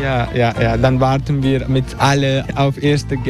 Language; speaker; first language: German; non-native, fluent; Turkish